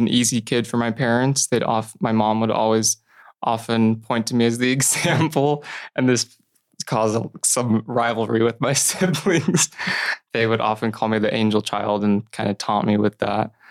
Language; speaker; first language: English; native; English